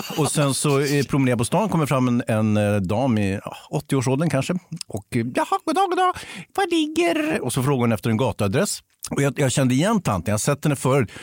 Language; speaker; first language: Swedish; native; Swedish